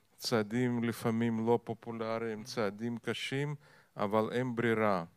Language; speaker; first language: Hebrew; non-native, fluent; Russian